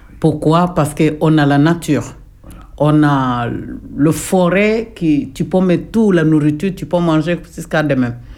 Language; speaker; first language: French; non-native, local second language; Jola-Fonyi